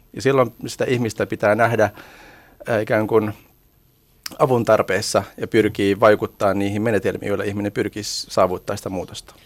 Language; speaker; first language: Finnish; early bilingual, other home language; Arabic